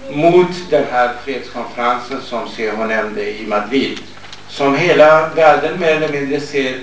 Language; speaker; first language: Swedish; non-native, fluent; Kurdish